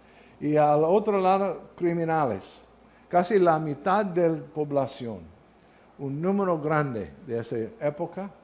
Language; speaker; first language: Spanish; non-native, learner; English